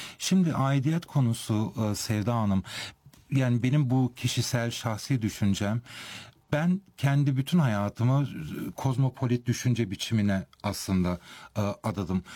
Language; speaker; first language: Turkish; early bilingual, heritage; Turkish